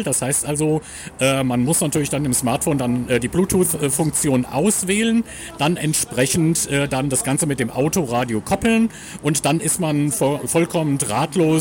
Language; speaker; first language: German; native; German